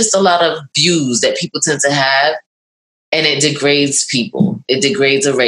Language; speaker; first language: English; native; English